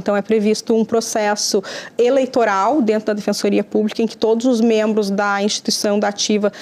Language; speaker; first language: Portuguese; native; Portuguese